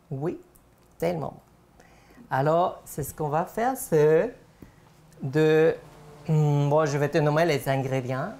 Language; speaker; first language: French; non-native, fluent; Spanish